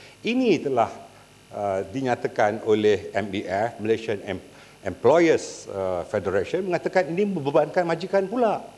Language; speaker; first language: Malay; native; Malay